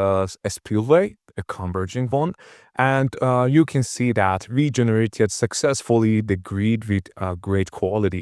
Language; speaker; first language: English; non-native, fluent; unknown